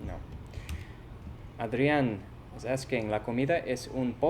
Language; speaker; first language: Spanish; non-native, fluent; English